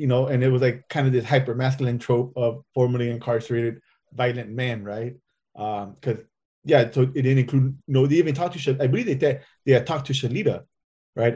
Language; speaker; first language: English; native; English